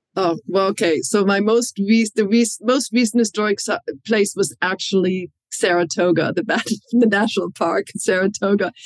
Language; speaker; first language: English; non-native, fluent; German